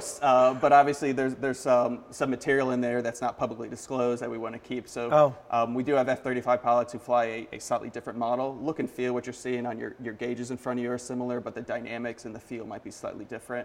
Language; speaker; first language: English; native; English